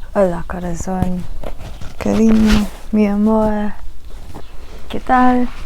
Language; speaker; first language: Spanish; non-native, learner; English